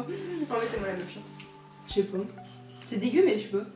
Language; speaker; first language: French; native; French